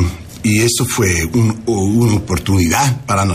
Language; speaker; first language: Spanish; non-native, learner; English